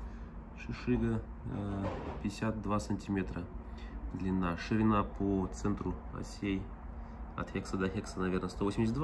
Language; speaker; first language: Russian; native; Russian